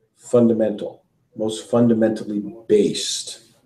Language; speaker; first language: English; native; English